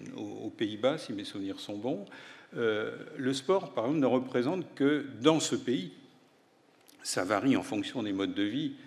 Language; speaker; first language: French; native; French